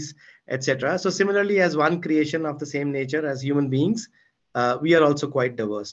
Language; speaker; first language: English; non-native, local second language; Hindi